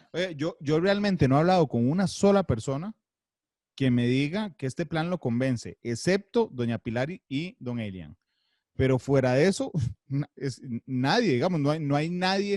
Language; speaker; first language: Spanish; native; Spanish